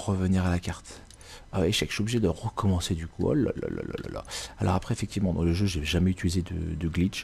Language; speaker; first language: French; native; French